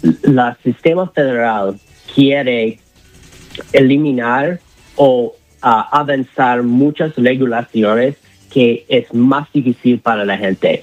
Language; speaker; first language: Spanish; non-native, learner; English